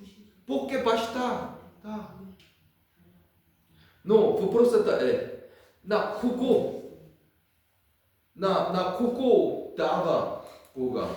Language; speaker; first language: Bulgarian; non-native, learner; Korean